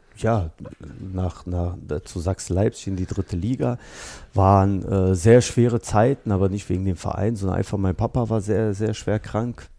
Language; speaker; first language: German; early bilingual, other home language; Bosnian